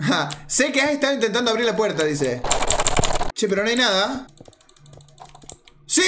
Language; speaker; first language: Spanish; native; Spanish